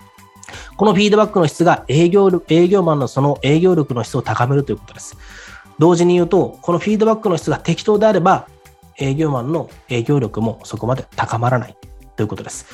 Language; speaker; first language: Japanese; native; Japanese